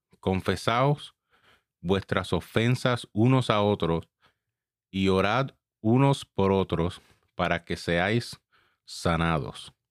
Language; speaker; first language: Spanish; early bilingual, heritage; Spanish